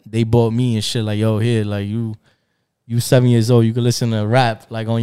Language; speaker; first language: English; early bilingual, other home language; Spanish